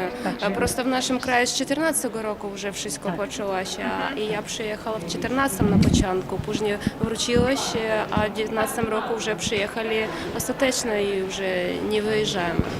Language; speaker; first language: Polish; non-native, learner; Russian